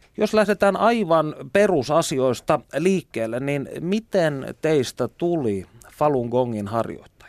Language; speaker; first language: Finnish; native; Finnish